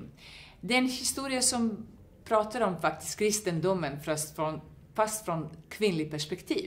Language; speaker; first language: Swedish; non-native, fluent; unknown